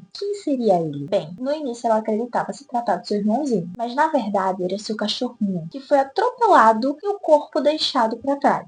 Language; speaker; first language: Portuguese; native; Portuguese